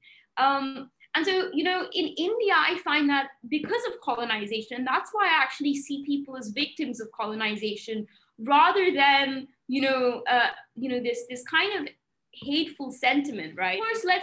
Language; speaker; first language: English; native; English